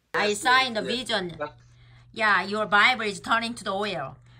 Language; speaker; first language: English; non-native, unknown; Korean